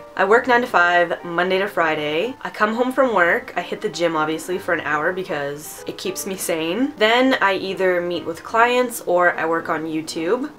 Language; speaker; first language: English; early bilingual, other home language; Romanian